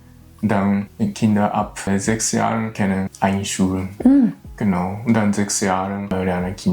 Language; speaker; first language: German; non-native, learner; Japanese